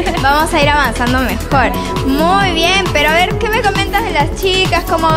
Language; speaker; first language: Spanish; native; Spanish